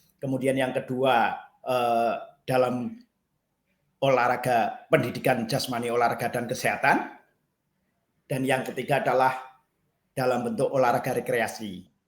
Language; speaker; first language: Indonesian; native; Indonesian